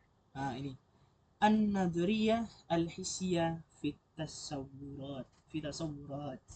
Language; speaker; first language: Arabic; non-native, learner; Indonesian